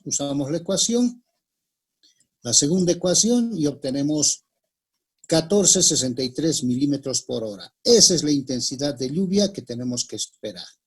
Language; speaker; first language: Spanish; native; Spanish